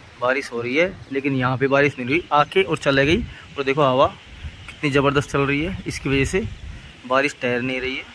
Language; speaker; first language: Hindi; native; Hindi